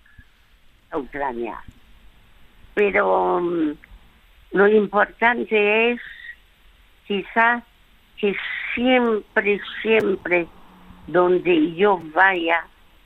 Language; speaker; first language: Spanish; early bilingual, other home language; French